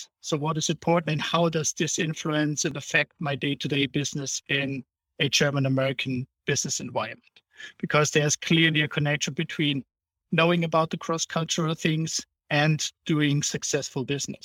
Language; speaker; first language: English; non-native, fluent; German